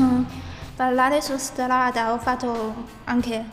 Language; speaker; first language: Italian; non-native, learner; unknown